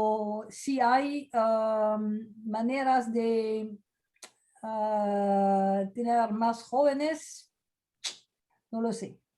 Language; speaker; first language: Spanish; non-native, fluent; French